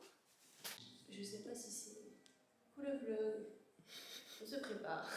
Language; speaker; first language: French; native; French